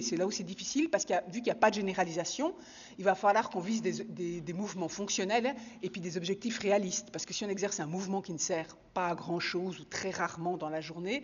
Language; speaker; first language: French; native; French